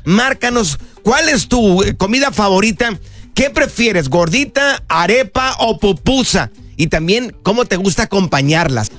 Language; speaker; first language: Spanish; native; Spanish